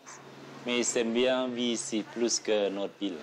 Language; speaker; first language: French; non-native, learner; Thai